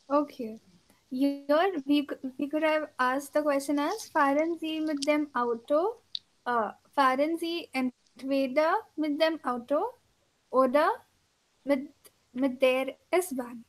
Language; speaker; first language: German; non-native, fluent; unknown